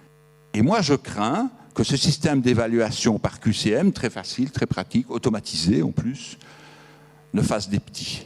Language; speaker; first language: French; native; French